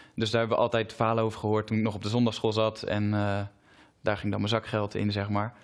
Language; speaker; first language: Dutch; native; Dutch